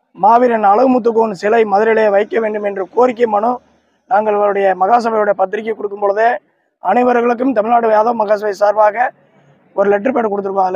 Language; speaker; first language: Tamil; native; Tamil